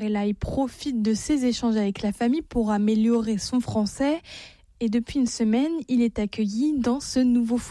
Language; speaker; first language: French; native; French